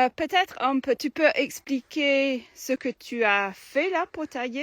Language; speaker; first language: French; non-native, fluent; English